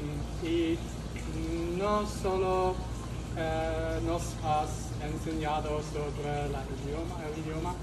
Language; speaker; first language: Spanish; non-native, learner; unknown